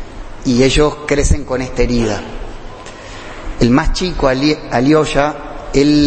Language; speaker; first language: Spanish; native; Spanish